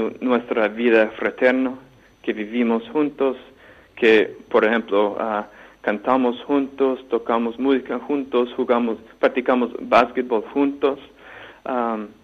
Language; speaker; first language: Spanish; non-native, fluent; English